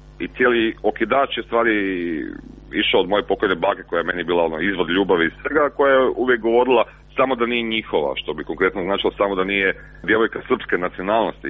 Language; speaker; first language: Croatian; native; Croatian